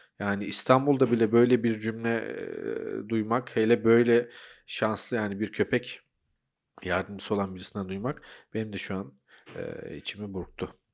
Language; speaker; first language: Turkish; native; Turkish